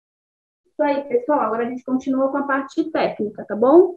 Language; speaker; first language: Portuguese; native; Portuguese